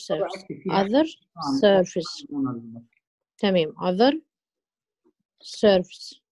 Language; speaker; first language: Arabic; native; Arabic